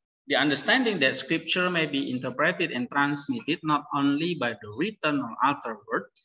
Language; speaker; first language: English; non-native, fluent; Indonesian